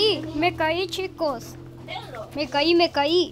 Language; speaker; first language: Spanish; native; Spanish